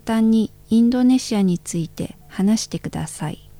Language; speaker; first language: Japanese; non-native, learner; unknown